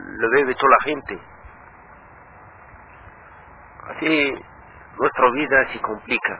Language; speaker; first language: Spanish; non-native, learner; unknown